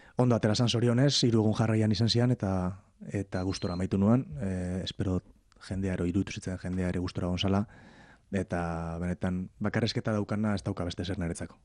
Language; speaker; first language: Basque; native; Basque